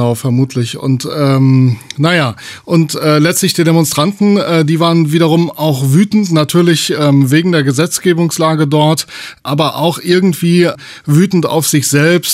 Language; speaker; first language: German; native; German